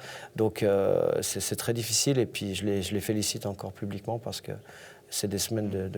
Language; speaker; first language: French; native; French